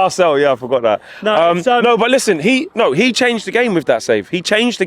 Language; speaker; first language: English; native; English